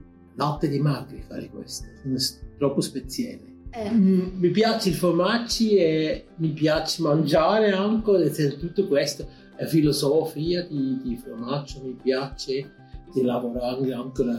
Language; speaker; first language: Italian; non-native, learner; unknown